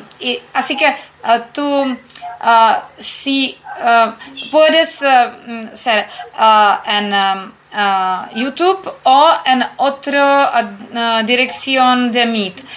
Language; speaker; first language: Spanish; non-native, learner; Czech